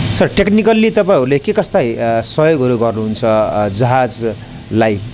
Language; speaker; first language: Nepali; native; Nepali